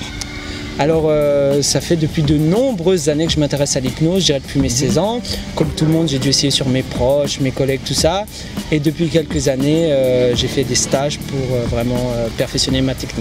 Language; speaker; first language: French; native; French